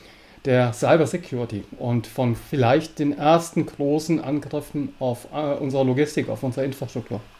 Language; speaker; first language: German; native; German